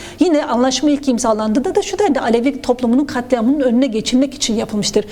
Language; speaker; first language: Turkish; non-native, local second language; Kurdish